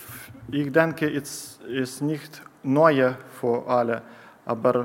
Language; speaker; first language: German; non-native, learner; Ukrainian